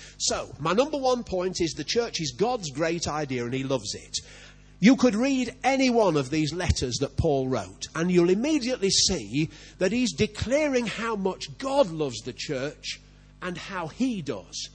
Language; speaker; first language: English; native; English